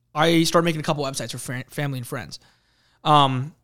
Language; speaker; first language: English; early bilingual, other home language; Urdu